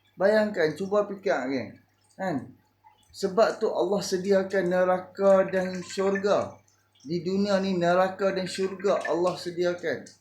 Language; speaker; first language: Malay; native; Malay